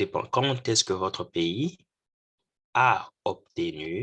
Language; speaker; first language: French; non-native, local second language; Lingala